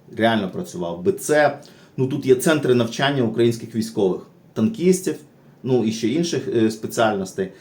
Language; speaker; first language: Ukrainian; native; Ukrainian